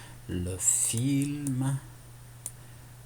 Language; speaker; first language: French; non-native, fluent; Persian